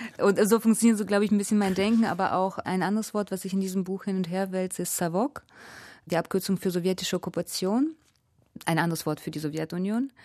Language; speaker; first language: German; early bilingual, other home language; Russian